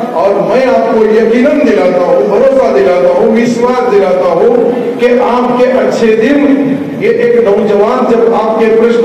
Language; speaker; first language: Hindi; non-native, local second language; Marathi